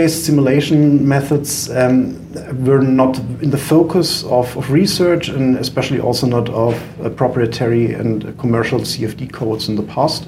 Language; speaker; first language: English; non-native, fluent; German